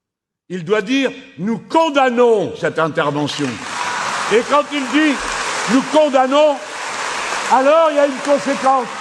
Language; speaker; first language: French; native; French